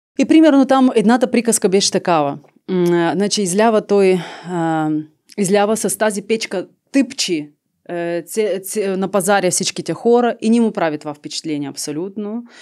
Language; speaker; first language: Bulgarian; early bilingual, heritage; Bulgarian